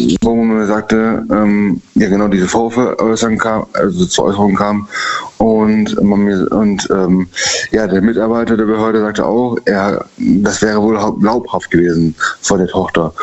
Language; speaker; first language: German; native; German